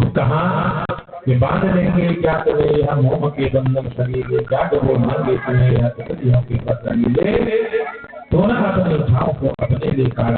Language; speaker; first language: Hindi; native; Hindi